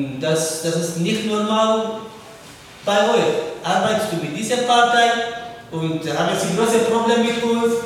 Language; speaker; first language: German; non-native, learner; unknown